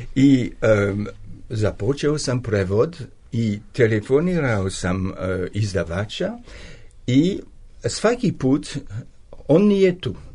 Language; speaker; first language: Serbian; non-native, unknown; French